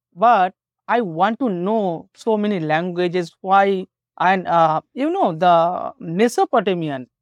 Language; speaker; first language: English; non-native, local second language; Bangla